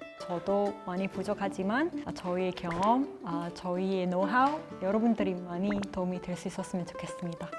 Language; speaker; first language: Korean; non-native, fluent; Indonesian